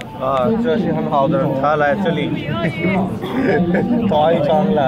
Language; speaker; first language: Chinese; non-native, learner; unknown